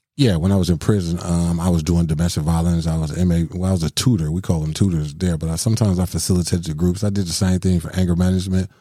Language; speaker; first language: English; native; English